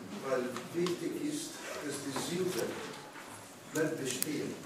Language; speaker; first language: German; non-native, learner; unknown